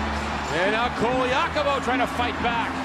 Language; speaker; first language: English; native; English